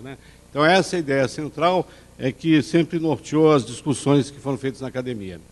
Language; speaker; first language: Portuguese; native; Portuguese